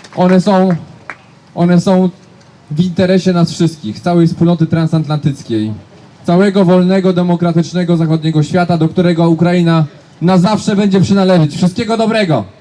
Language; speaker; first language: Polish; native; Polish